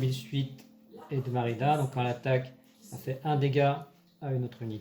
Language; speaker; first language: French; native; French